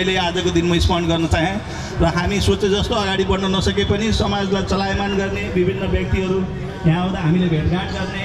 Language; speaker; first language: Nepali; native; Nepali